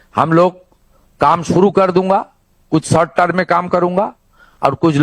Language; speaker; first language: Hindi; non-native, local second language; Bangla